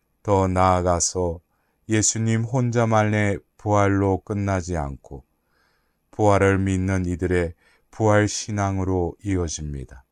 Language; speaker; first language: Korean; native; Korean